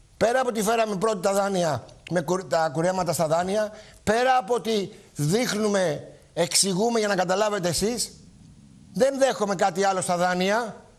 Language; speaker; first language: Greek; native; Greek